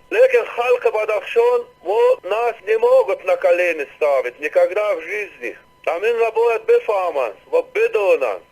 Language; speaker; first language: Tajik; non-native, local second language; Shughni